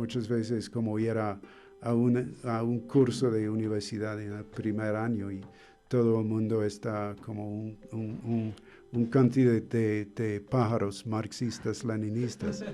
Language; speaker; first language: Spanish; non-native, fluent; English